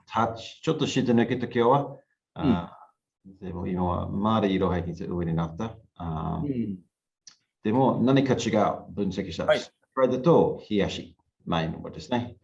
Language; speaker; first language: Japanese; non-native, learner; English